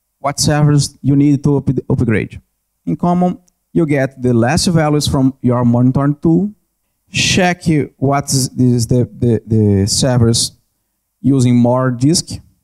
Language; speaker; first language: English; non-native, learner; Portuguese